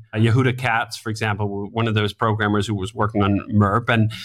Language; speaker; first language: English; non-native, fluent; Danish